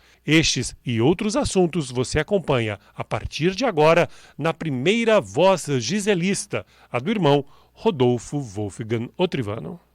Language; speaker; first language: Portuguese; native; Portuguese